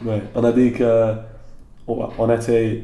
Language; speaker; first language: French; non-native, learner; English